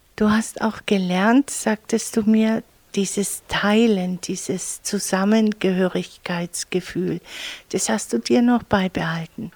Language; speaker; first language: German; native; German